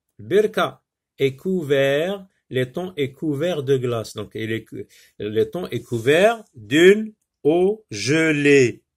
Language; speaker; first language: French; non-native, local second language; Arabic